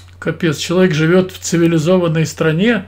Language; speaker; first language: Russian; native; Russian